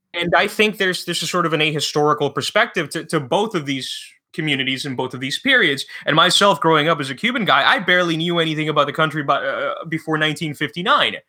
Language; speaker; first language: English; early bilingual, other home language; Spanish